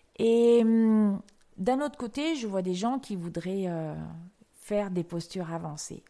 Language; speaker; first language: French; native; French